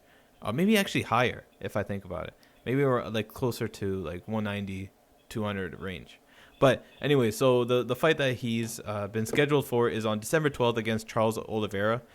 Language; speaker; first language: English; native; English